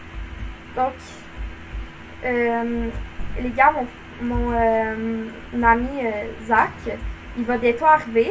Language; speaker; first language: French; native; French